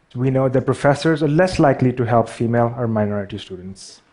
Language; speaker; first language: English; non-native, local second language; Urdu